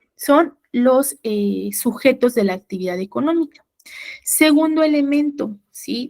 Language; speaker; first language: Spanish; native; Spanish